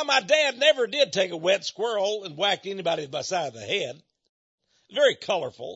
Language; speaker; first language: English; native; English